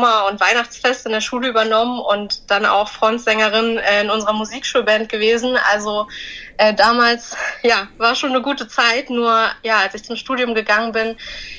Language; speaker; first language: German; native; German